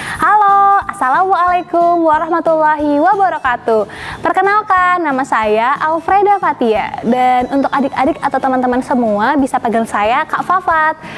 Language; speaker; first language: Indonesian; native; Indonesian